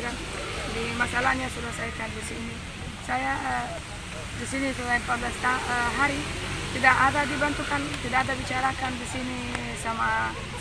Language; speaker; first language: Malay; non-native, learner; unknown